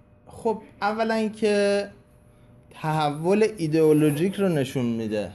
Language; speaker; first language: Persian; native; Persian